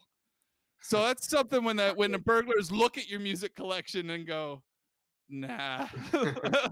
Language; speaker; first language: English; native; English